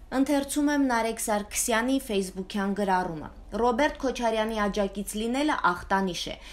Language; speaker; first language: Armenian; native; Armenian